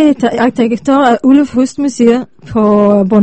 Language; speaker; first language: Danish; non-native, learner; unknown